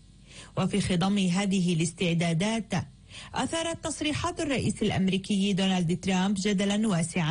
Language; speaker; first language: Arabic; native; Arabic